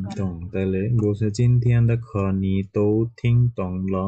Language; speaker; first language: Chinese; non-native, fluent; Bangla